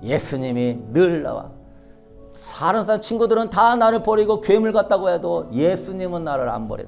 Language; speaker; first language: Korean; native; Korean